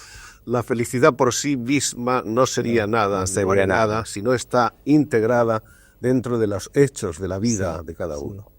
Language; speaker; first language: Spanish; native; Spanish